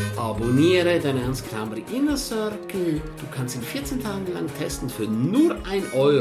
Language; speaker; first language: German; native; German